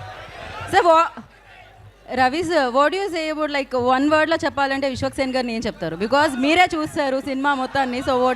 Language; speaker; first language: Telugu; native; Telugu